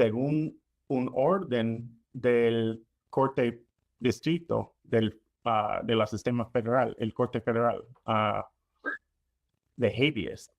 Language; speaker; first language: Spanish; non-native, fluent; English